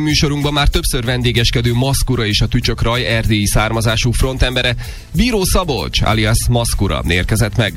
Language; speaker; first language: Hungarian; native; Hungarian